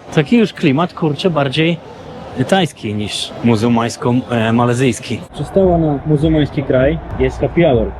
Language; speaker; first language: Polish; native; Polish